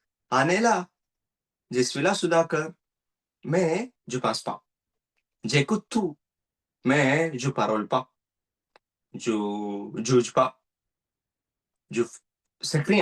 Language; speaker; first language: French; non-native, learner; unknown